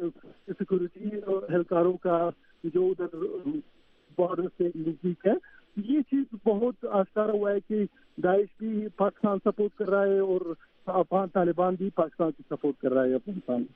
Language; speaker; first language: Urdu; non-native, fluent; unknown